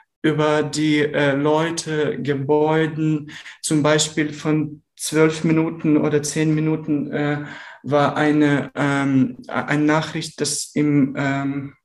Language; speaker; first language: German; non-native, learner; Ukrainian